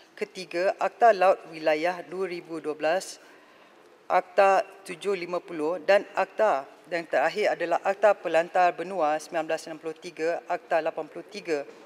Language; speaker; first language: Malay; native; Malay